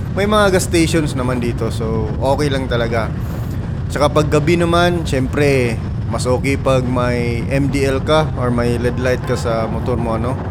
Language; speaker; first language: Filipino; non-native, local second language; Cebuano